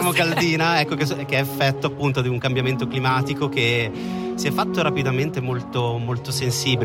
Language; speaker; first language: Italian; native; Italian